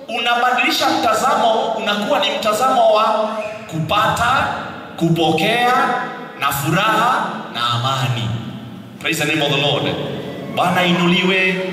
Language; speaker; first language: Swahili; non-native, local second language; Kikuyu